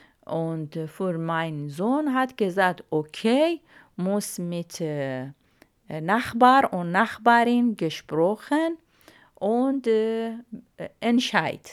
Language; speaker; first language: German; non-native, learner; Arabic